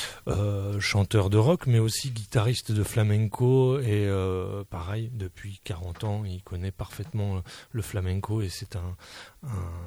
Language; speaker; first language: French; native; French